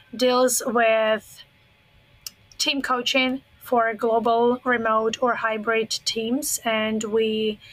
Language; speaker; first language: English; non-native, fluent; Russian